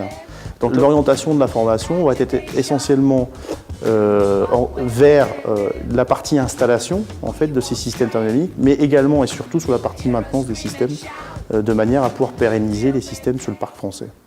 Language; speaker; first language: French; native; French